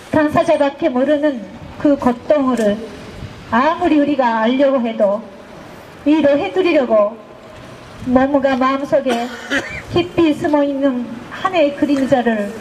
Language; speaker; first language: Korean; non-native, fluent; Japanese